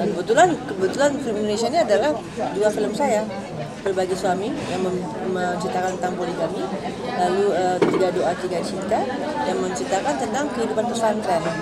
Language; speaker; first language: Indonesian; native; Indonesian